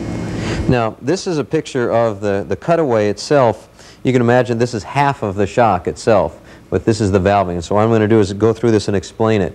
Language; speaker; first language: English; native; English